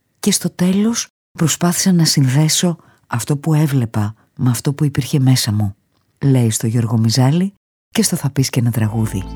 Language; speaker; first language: Greek; native; Greek